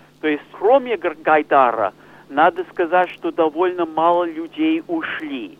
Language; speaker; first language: Russian; non-native, fluent; English